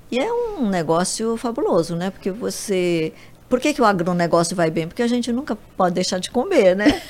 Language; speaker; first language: Portuguese; early bilingual, other home language; Japanese